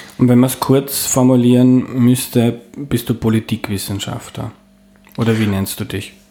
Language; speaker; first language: German; native; German